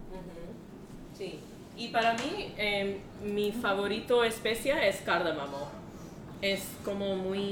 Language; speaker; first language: Spanish; non-native, learner; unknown